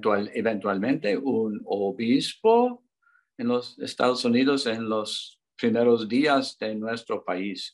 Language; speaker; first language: Spanish; non-native, learner; English